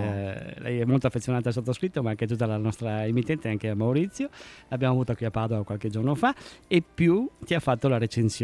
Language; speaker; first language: Italian; native; Italian